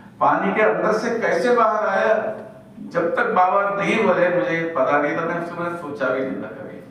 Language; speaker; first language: Hindi; non-native, local second language; Malayalam